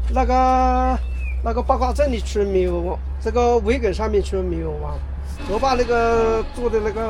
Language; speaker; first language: Chinese; native; Chinese